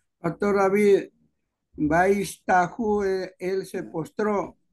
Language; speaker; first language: Spanish; native; Spanish